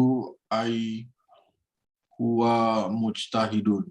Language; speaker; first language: Arabic; non-native, learner; Indonesian